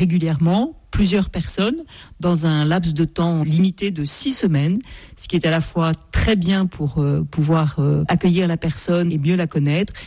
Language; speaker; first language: French; native; French